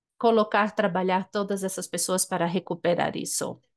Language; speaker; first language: Portuguese; non-native, fluent; German